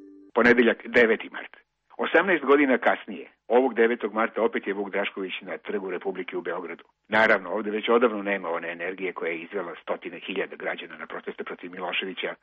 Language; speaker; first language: Croatian; native; Croatian